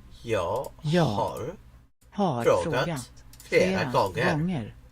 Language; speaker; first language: Swedish; non-native, learner; English